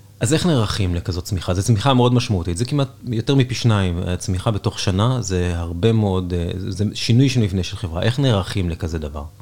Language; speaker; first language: Hebrew; native; Hebrew